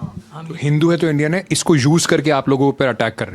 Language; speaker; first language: Hindi; native; Hindi